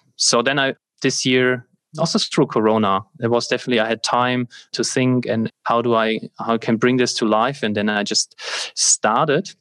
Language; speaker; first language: English; non-native, fluent; German